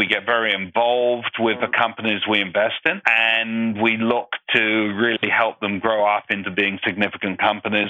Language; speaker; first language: English; native; English